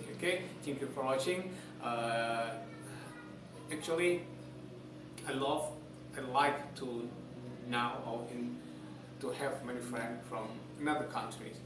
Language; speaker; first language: English; non-native, learner; Javanese